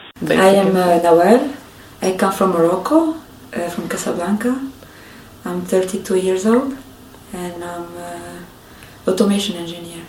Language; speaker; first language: English; non-native, fluent; Arabic